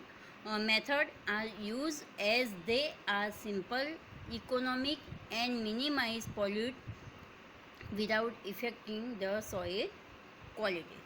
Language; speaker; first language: English; non-native, local second language; Hindi